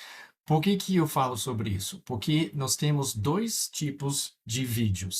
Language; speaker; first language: Portuguese; non-native, fluent; English